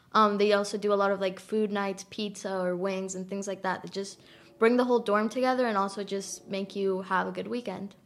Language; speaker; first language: English; native; English